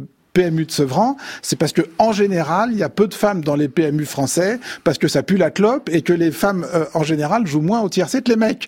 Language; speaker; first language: French; native; French